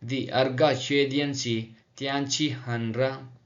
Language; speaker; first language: Chinese; non-native, learner; Telugu